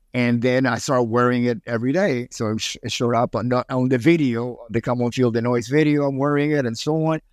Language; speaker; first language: English; early bilingual, other home language; Spanish